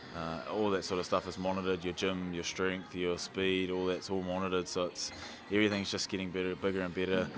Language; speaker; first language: English; native; English